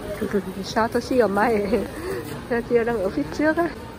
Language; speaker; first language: Japanese; non-native, learner; Vietnamese